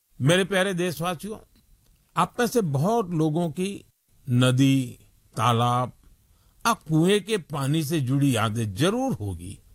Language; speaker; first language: Hindi; non-native, local second language; Gujarati